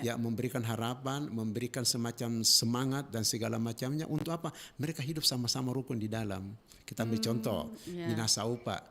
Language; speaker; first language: Indonesian; native; Indonesian